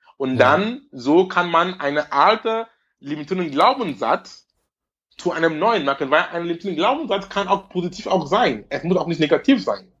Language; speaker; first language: German; non-native, fluent; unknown